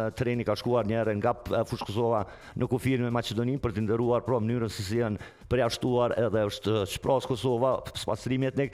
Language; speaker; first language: Albanian; native; Albanian